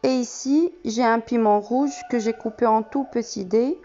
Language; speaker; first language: French; non-native, local second language; Arabic